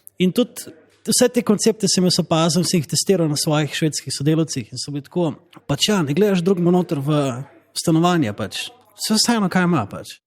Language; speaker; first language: Slovenian; native; Slovenian